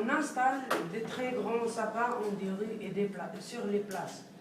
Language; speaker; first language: French; non-native, learner; Arabic